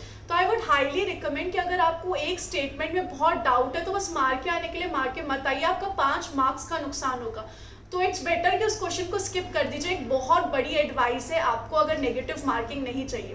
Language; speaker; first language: Hindi; native; Hindi